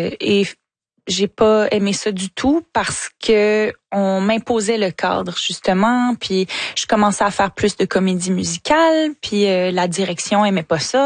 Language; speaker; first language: French; native; French